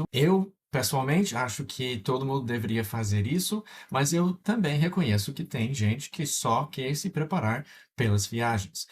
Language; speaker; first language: Portuguese; non-native, fluent; English